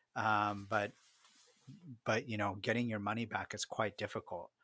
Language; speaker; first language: English; early bilingual, other home language; Spanish